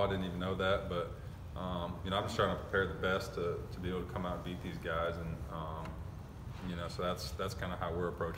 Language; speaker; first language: English; native; English